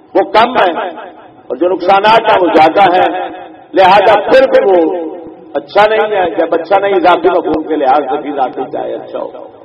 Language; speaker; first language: Urdu; non-native, local second language; Punjabi